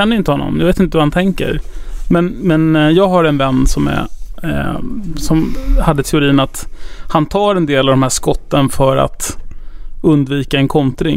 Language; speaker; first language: Swedish; native; Swedish